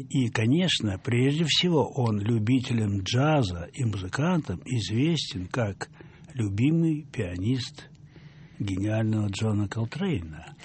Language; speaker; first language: Russian; native; Russian